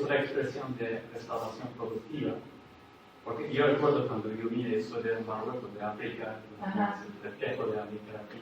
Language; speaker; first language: Spanish; non-native, fluent; Arabic